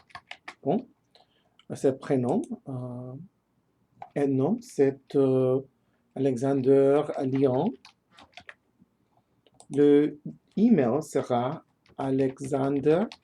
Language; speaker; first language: French; non-native, learner; English